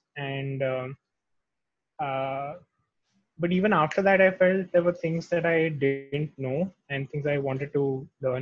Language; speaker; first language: English; non-native, local second language; Hindi